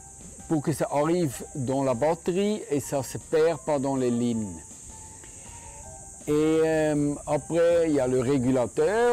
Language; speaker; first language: French; non-native, fluent; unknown